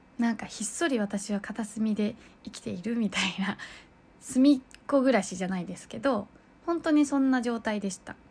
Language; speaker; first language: Japanese; early bilingual, other home language; Chinese